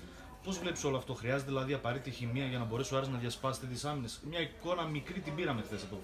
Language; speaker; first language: Greek; native; Greek